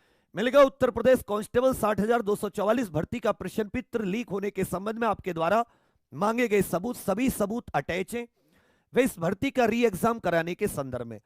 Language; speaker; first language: Hindi; native; Hindi